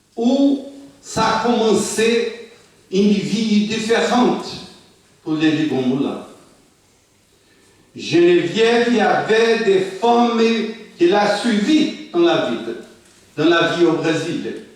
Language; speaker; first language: French; non-native, fluent; Portuguese